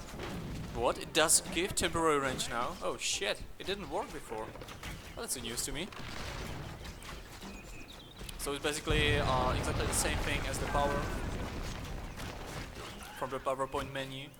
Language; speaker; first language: English; non-native, fluent; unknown